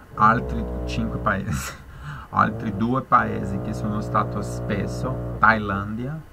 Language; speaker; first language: Italian; non-native, fluent; Spanish